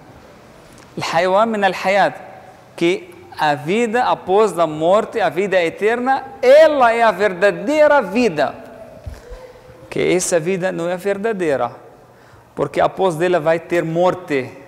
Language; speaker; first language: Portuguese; non-native, learner; Arabic